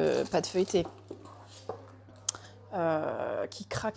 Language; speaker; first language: French; native; French